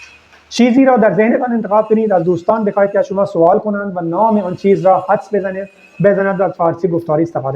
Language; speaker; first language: Persian; non-native, fluent; Urdu